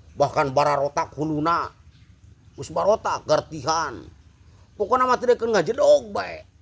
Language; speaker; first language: Sundanese; non-native, fluent; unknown